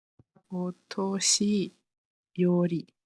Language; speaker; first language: Japanese; non-native, fluent; Malay